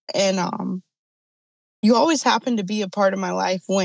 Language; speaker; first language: English; native; English